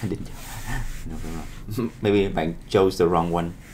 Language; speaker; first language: English; non-native, fluent; Vietnamese